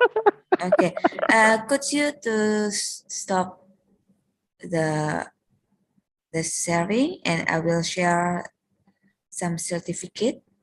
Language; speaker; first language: English; non-native, learner; Indonesian